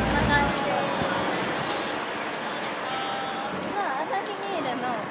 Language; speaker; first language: Japanese; native; Japanese